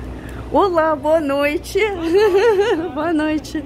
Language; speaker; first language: Portuguese; non-native, fluent; Russian